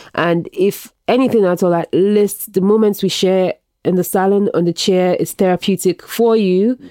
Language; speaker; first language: English; non-native, local second language; Yoruba